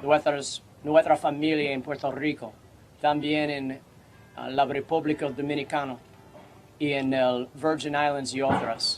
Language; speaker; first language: Spanish; non-native, learner; English